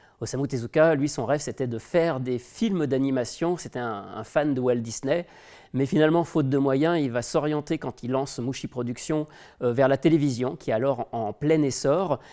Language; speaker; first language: French; native; French